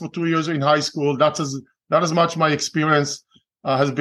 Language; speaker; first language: English; non-native, fluent; Hebrew